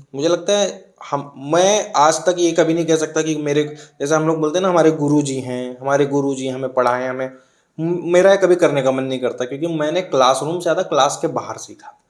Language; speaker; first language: Hindi; native; Hindi